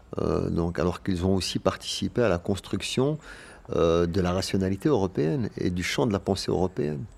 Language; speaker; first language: French; early bilingual, other home language; Arabic